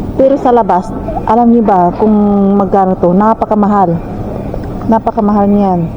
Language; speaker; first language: Filipino; native; Filipino